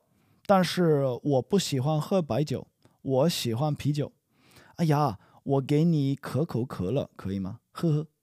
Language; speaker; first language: Chinese; non-native, learner; English